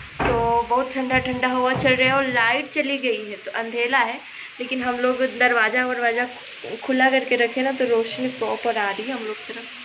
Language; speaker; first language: Hindi; native; Hindi